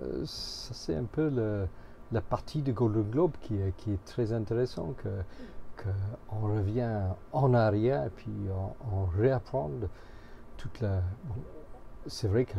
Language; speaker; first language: French; non-native, fluent; English